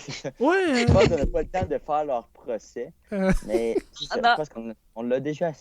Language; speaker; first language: French; native; French